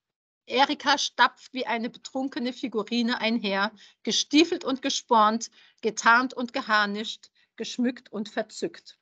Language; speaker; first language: German; native; German